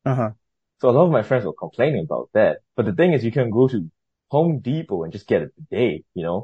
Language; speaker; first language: English; non-native, fluent; Burmese